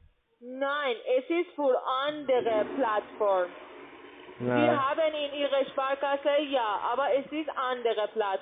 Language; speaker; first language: German; non-native, learner; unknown